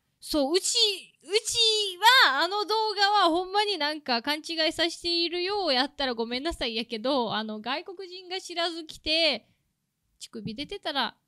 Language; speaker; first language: Japanese; early bilingual, other home language; Russian